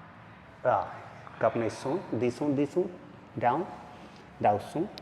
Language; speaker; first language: Vietnamese; non-native, learner; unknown